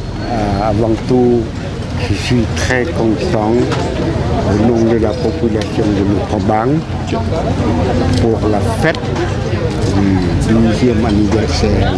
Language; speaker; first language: French; non-native, learner; Lao